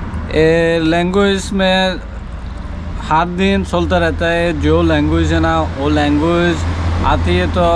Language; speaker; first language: Hindi; non-native, learner; Bangla